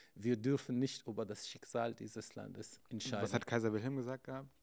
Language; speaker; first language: German; non-native, fluent; Arabic